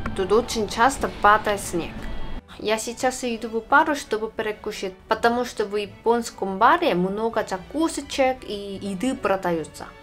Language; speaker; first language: Russian; non-native, fluent; Korean